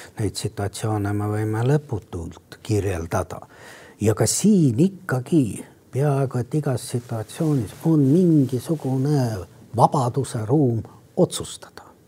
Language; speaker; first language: Estonian; non-native, local second language; Russian